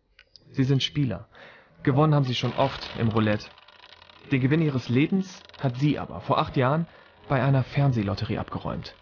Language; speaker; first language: German; native; German